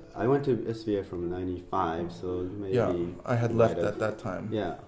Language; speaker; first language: English; non-native, fluent; Japanese